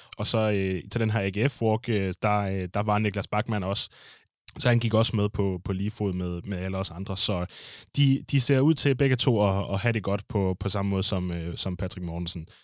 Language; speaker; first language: Danish; native; Danish